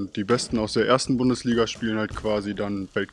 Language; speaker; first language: German; native; German